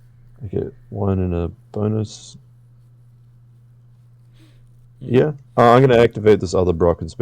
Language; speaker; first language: English; native; English